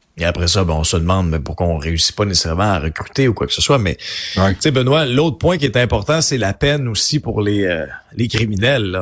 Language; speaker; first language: French; native; French